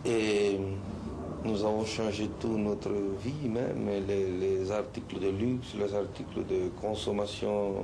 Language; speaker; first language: French; non-native, fluent; Spanish